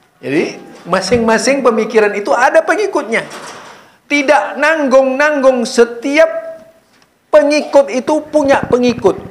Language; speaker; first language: Indonesian; non-native, local second language; Madurese